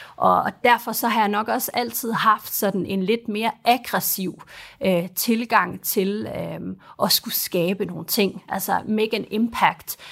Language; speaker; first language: Danish; native; Danish